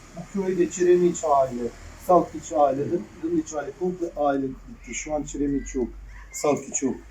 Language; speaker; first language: Turkish; non-native, learner; Bosnian